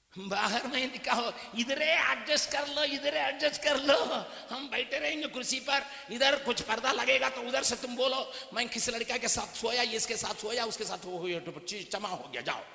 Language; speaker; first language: Hindi; non-native, local second language; Tamil